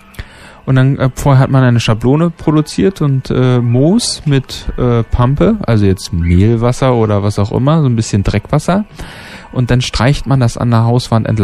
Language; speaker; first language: German; native; German